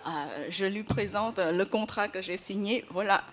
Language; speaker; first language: French; non-native, fluent; Vietnamese